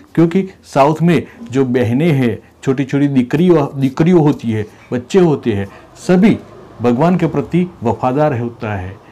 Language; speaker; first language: Hindi; non-native, local second language; Gujarati